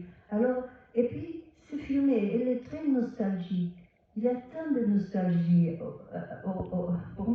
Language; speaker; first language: French; non-native, fluent; Portuguese